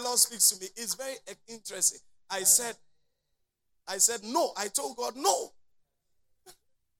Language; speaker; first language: English; non-native, local second language; Akan